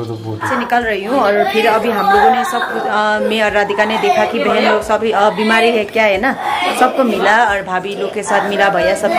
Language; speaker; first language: Hindi; non-native, local second language; Nepali